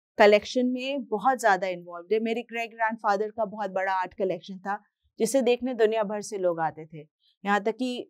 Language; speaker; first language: Hindi; native; Hindi